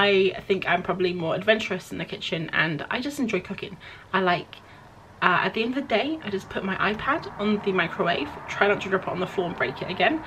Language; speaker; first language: English; native; English